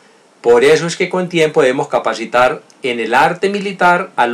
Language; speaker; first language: Spanish; native; Spanish